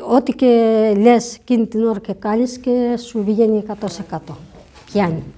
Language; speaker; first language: Greek; non-native, fluent; Urdu